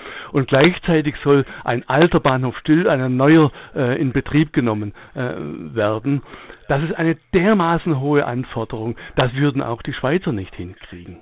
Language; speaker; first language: German; native; German